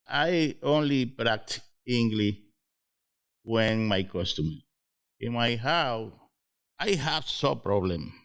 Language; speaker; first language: English; non-native, learner; Spanish